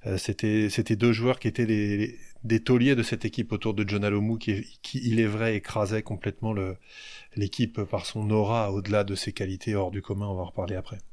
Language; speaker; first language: French; native; French